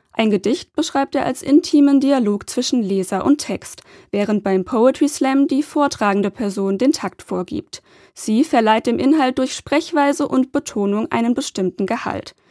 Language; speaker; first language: German; native; German